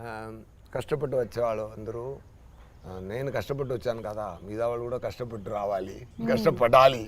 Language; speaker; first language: Telugu; non-native, fluent; Tamil